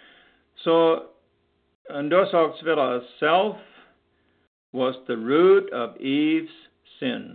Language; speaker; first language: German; early bilingual, heritage; Pennsylvania German